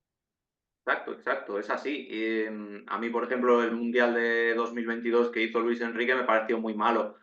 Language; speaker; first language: Spanish; native; Spanish